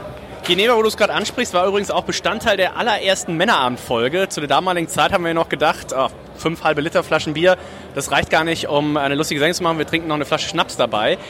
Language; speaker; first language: German; native; German